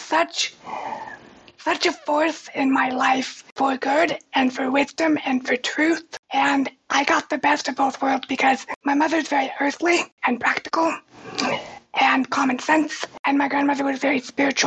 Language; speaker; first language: English; native; English